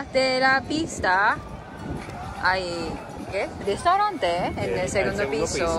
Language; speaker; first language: Spanish; non-native, learner; Japanese